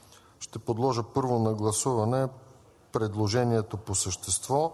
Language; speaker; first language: Bulgarian; native; Bulgarian